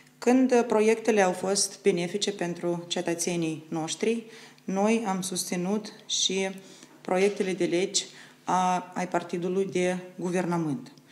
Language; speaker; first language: Romanian; native; Romanian